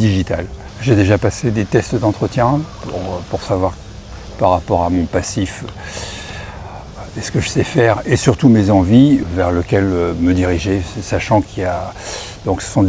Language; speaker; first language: French; native; French